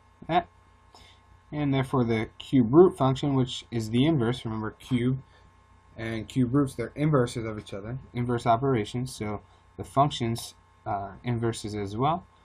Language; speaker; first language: English; native; English